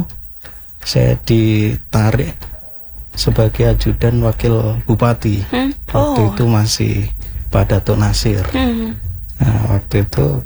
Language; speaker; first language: Indonesian; non-native, local second language; Javanese